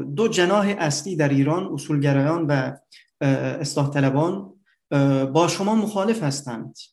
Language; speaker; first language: Persian; non-native, fluent; Turkish